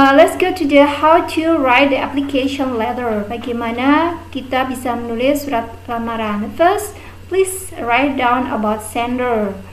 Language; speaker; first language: English; non-native, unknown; Indonesian